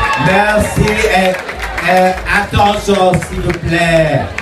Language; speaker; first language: French; non-native, learner; English